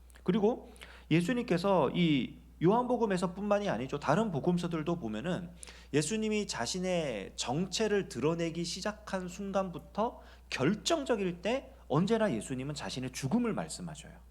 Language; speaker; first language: Korean; native; Korean